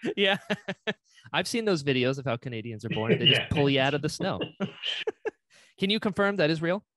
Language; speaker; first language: English; native; English